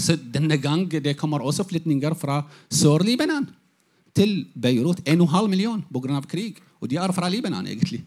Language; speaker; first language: Norwegian; non-native, fluent; Arabic